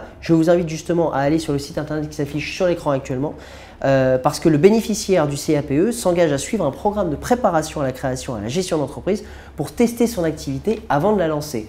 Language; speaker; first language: French; native; French